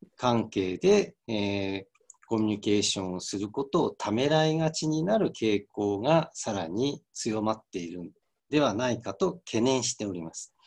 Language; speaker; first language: Japanese; native; Japanese